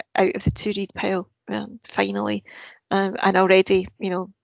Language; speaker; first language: English; native; English